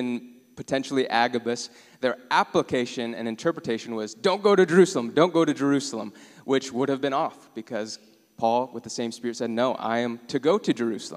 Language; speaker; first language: English; native; English